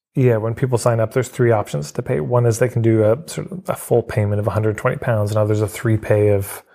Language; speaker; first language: English; native; English